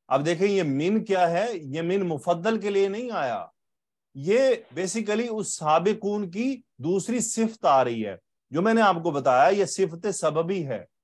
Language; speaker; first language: Urdu; native; Urdu